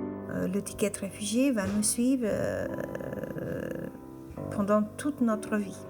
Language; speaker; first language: French; non-native, fluent; Albanian